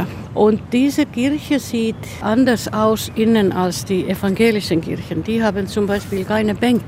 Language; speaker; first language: German; non-native, fluent; Finnish